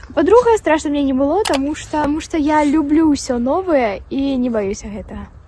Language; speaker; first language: Belarusian; non-native, local second language; Russian